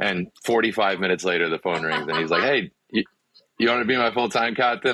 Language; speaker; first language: English; early bilingual, other home language; Afrikaans